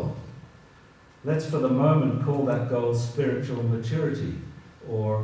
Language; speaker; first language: English; native; English